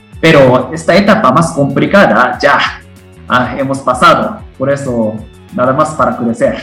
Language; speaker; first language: Spanish; non-native, fluent; Japanese